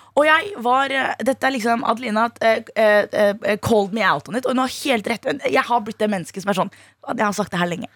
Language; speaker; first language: Norwegian; early bilingual, other home language; Somali